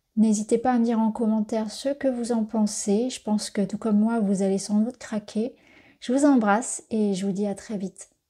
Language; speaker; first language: French; native; French